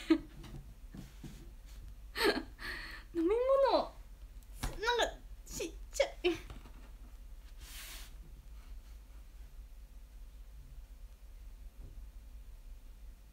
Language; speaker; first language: Japanese; non-native, fluent; Chinese